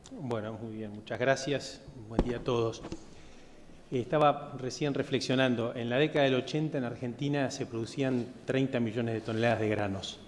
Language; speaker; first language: Spanish; native; Spanish